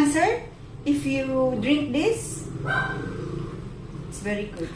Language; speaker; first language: English; non-native, local second language; Filipino